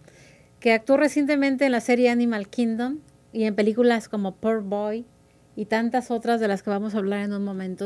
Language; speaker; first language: Spanish; native; Spanish